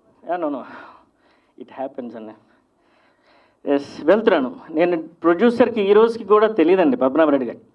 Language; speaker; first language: Telugu; native; Telugu